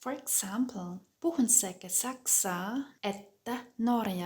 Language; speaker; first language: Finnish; non-native, fluent; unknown